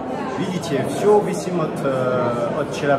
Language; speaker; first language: Russian; non-native, fluent; French